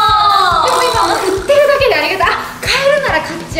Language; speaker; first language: Japanese; native; Japanese